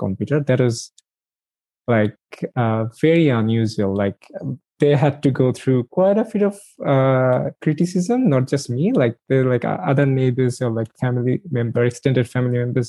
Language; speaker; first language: English; non-native, local second language; Bangla